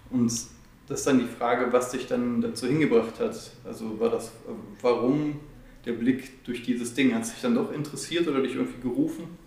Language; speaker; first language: German; native; German